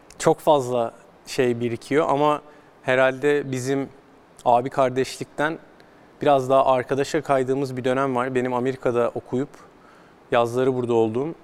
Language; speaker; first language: Turkish; native; Turkish